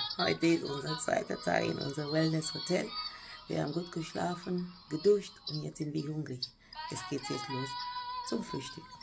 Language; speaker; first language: German; non-native, learner; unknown